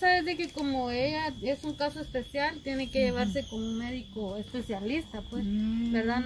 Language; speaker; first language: Spanish; native; Spanish